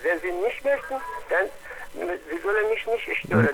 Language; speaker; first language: German; non-native, learner; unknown